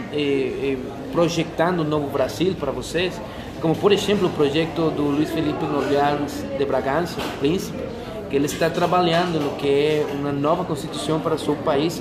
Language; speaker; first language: Portuguese; non-native, fluent; Spanish